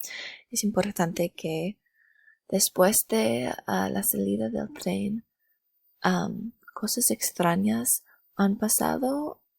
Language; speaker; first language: Spanish; non-native, learner; English